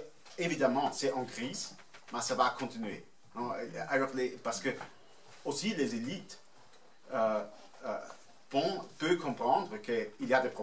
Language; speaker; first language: French; non-native, fluent; German